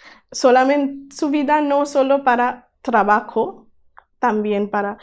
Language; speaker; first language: Spanish; non-native, learner; Bangla